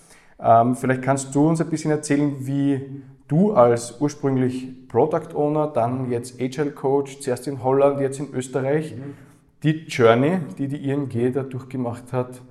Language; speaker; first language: German; native; German